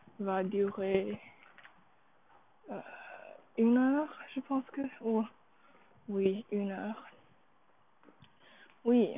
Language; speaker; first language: French; non-native, learner; English